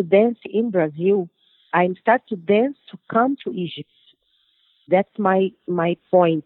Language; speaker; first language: English; non-native, learner; Portuguese